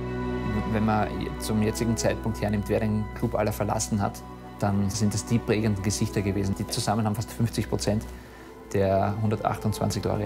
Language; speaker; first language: German; native; German